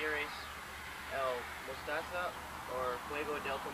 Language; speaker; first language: Spanish; non-native, learner; English